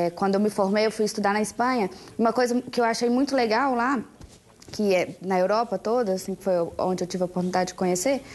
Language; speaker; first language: Portuguese; native; Portuguese